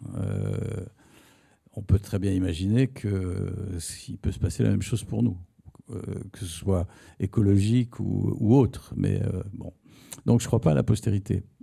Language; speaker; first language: French; native; French